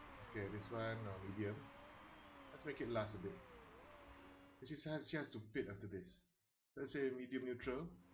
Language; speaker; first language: English; non-native, local second language; Malay